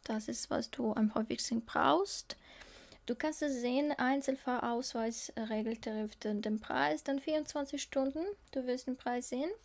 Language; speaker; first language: German; non-native, learner; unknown